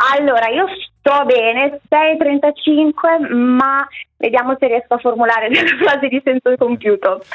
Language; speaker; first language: Italian; native; Italian